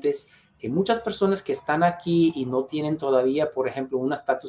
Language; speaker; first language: Spanish; non-native, fluent; English